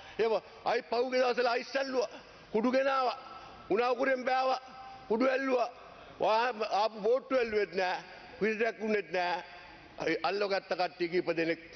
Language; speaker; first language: Sinhala; native; Sinhala